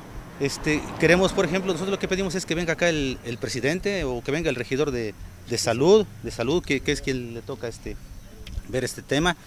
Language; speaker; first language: Spanish; native; Spanish